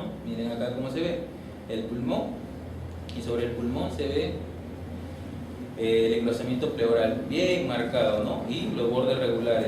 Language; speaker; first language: Spanish; native; Spanish